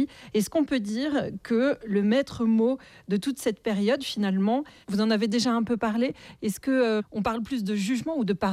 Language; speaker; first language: French; native; French